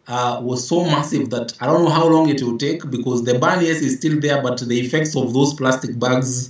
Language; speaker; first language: English; non-native, local second language; Meru